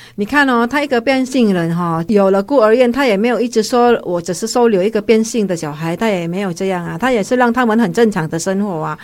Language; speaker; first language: Chinese; non-native, fluent; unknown